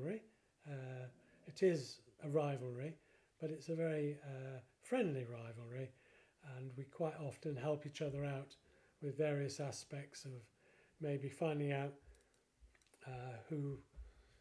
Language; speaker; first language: English; native; English